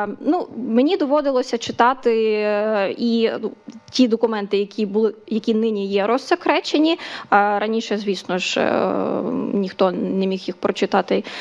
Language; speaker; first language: Ukrainian; native; Ukrainian